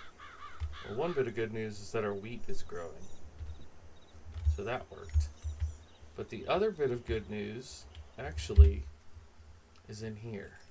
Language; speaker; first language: English; native; English